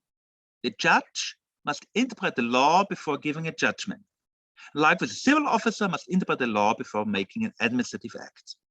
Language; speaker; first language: English; non-native, fluent; German